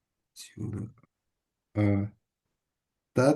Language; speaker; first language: Chinese; non-native, learner; Indonesian